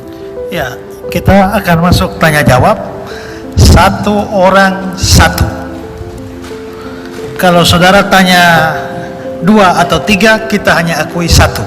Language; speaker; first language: Indonesian; native; Indonesian